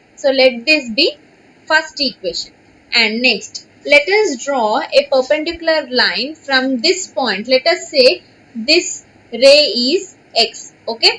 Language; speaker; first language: English; non-native, local second language; Telugu